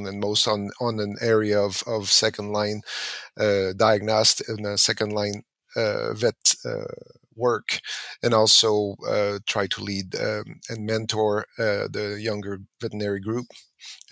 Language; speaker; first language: English; native; English